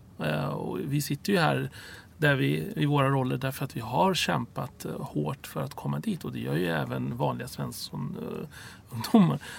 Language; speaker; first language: Swedish; early bilingual, other home language; Arabic